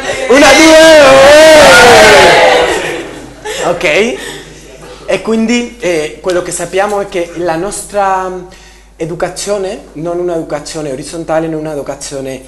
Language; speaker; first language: Italian; non-native, learner; Spanish